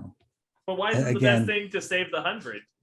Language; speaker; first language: English; native; English